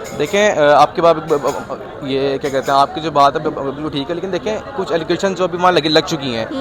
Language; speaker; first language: Urdu; non-native, local second language; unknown